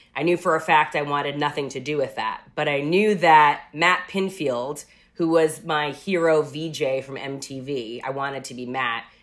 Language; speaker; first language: English; native; English